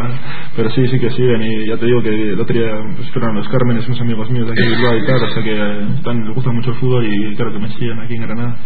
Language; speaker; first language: Spanish; native; Spanish